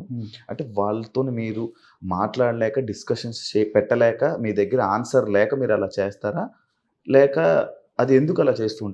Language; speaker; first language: Telugu; native; Telugu